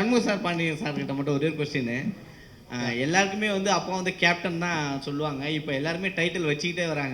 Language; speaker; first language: Tamil; native; Tamil